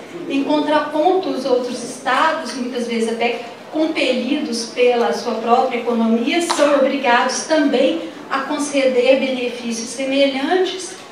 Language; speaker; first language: Portuguese; native; Portuguese